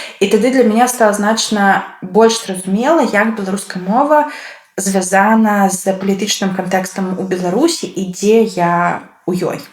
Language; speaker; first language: Belarusian; non-native, local second language; Russian